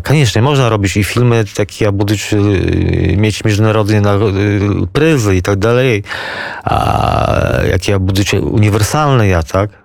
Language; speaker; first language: Polish; non-native, local second language; Belarusian